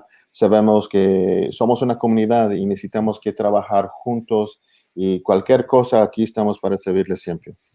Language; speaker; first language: Spanish; early bilingual, heritage; English